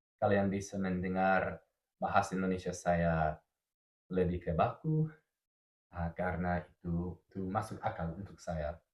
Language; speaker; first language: Indonesian; non-native, fluent; English